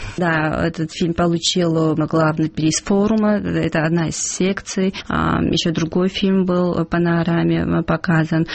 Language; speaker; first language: Russian; non-native, local second language; Georgian